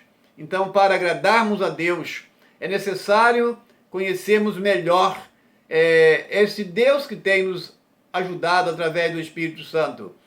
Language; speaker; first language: Portuguese; native; Portuguese